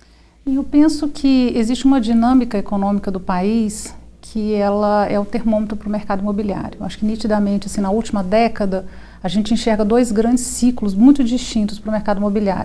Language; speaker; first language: Portuguese; native; Portuguese